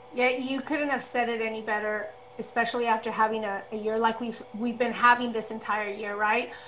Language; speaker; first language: English; early bilingual, other home language; Spanish